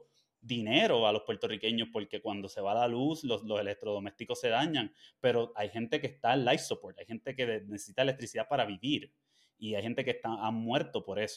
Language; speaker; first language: Spanish; native; Spanish